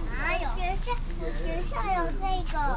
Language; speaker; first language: Chinese; early bilingual, heritage; Chinese